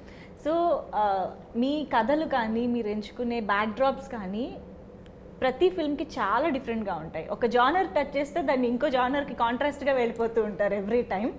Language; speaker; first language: Telugu; native; Telugu